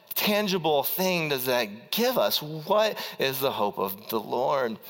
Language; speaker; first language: English; native; English